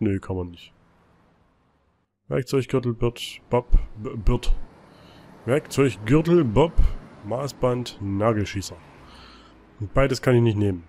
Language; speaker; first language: German; native; German